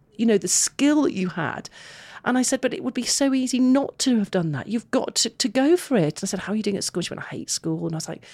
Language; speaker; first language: English; native; English